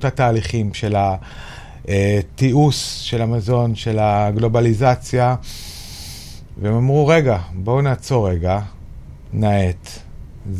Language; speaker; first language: Hebrew; native; Hebrew